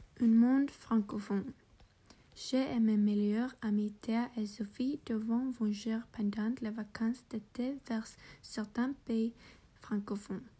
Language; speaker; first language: French; non-native, learner; English